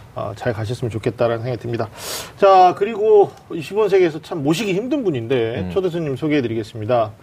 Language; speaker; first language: Korean; native; Korean